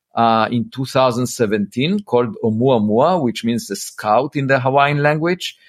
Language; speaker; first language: English; non-native, fluent; Hebrew